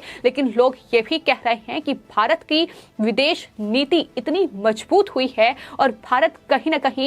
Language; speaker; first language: Hindi; native; Hindi